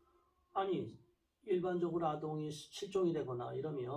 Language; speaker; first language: Korean; native; Korean